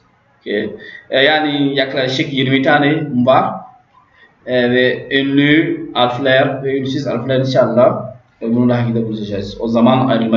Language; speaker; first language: Turkish; non-native, learner; French